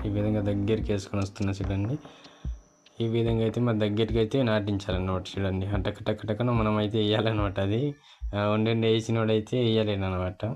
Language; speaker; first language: Telugu; non-native, local second language; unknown